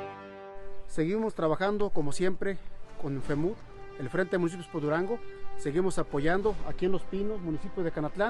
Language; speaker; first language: Spanish; native; Spanish